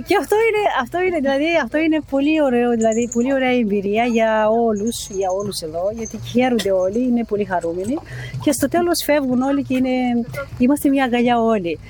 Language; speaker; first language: Greek; non-native, fluent; Romanian